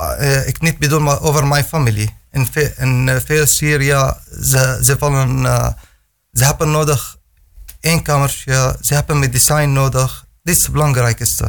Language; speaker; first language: Dutch; non-native, learner; Arabic